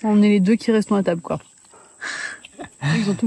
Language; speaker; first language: French; native; French